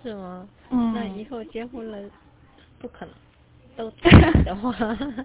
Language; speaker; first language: Chinese; non-native, learner; Korean